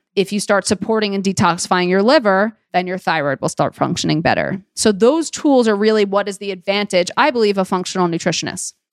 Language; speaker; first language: English; native; English